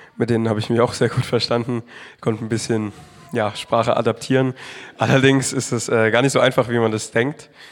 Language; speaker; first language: German; native; German